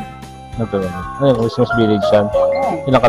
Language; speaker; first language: Filipino; native; Filipino